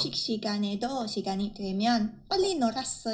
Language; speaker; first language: Korean; non-native, learner; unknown